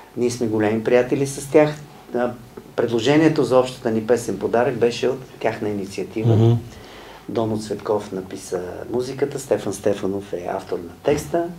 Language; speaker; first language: Bulgarian; native; Bulgarian